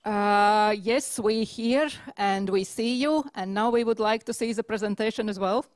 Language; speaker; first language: English; non-native, fluent; Latvian